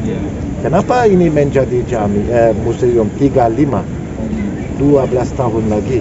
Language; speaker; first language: Indonesian; non-native, learner; Turkish